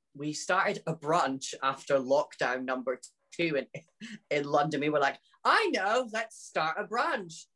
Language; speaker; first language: English; native; English